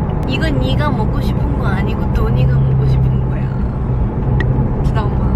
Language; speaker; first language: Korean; non-native, fluent; Chinese